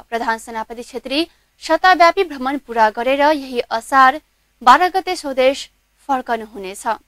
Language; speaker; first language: Nepali; non-native, local second language; Maithili